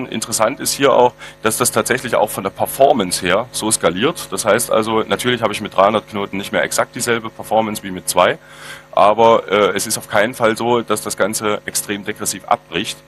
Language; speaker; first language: German; native; German